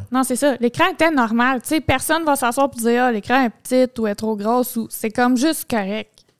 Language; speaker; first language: French; native; French